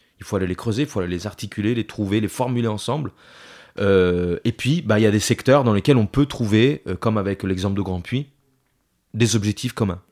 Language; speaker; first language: French; non-native, fluent; Italian